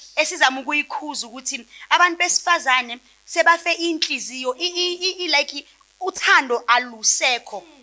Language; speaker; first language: Zulu; non-native, local second language; Southern Sotho